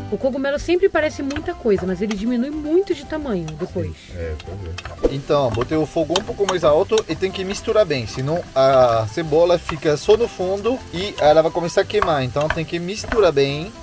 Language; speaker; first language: Portuguese; non-native, fluent; French